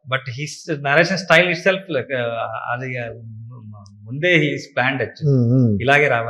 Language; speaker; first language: Telugu; non-native, local second language; Kannada